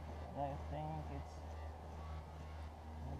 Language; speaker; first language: English; non-native, learner; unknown